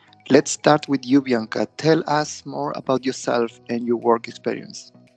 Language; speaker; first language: English; non-native, fluent; Spanish